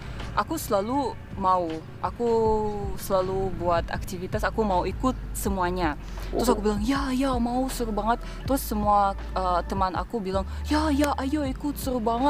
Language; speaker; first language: Indonesian; non-native, fluent; Russian